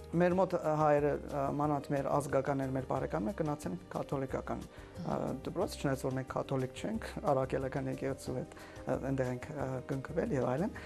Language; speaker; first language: Armenian; early bilingual, heritage; Armenian